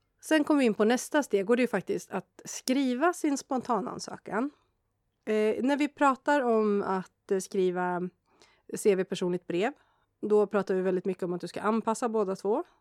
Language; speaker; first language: Swedish; native; Swedish